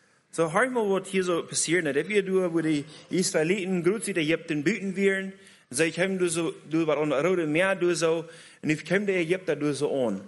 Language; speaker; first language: German; native; German